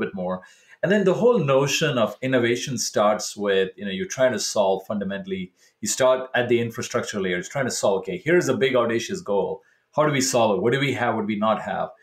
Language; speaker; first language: English; non-native, local second language; Tamil